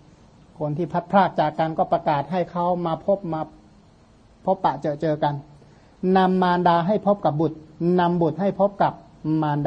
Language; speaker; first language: Thai; non-native, local second language; Khmer